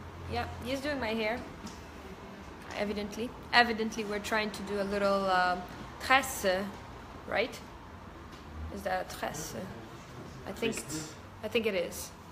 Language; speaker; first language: English; non-native, fluent; Russian